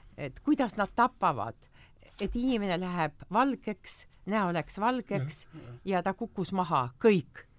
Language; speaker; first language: Estonian; non-native, local second language; Russian